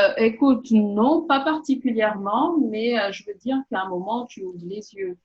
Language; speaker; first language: French; non-native, local second language; Portuguese